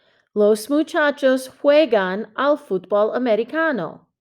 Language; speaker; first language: Spanish; non-native, fluent; English